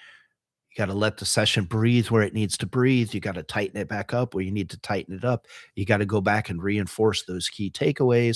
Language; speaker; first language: English; native; English